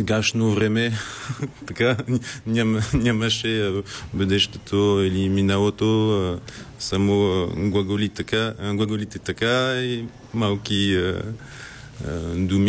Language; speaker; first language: Bulgarian; non-native, learner; French